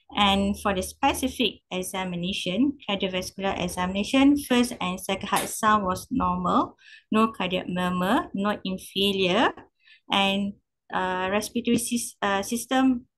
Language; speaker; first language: English; non-native, local second language; Malay